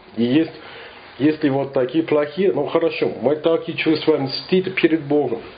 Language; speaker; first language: Russian; non-native, fluent; English